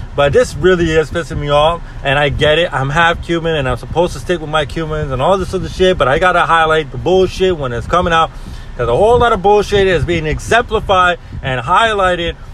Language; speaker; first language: English; early bilingual, other home language; Spanish